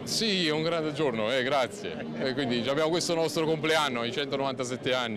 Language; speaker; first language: Italian; native; Italian